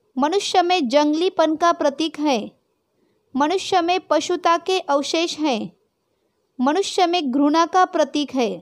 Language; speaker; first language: Hindi; non-native, local second language; Marathi